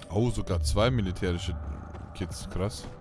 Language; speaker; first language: German; native; German